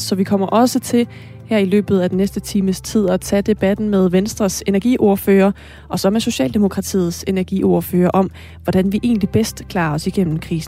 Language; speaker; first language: Danish; native; Danish